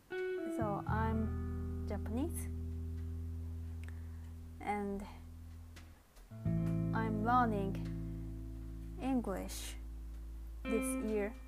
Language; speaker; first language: English; non-native, learner; Japanese